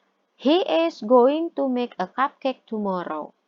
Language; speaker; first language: English; non-native, fluent; Indonesian